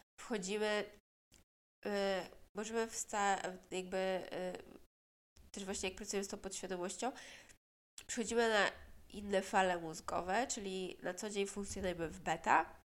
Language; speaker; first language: Polish; native; Polish